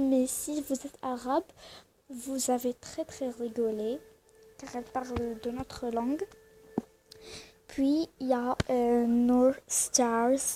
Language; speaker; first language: French; non-native, learner; Arabic